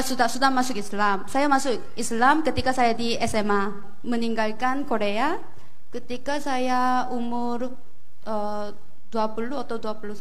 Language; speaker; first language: Indonesian; non-native, fluent; Korean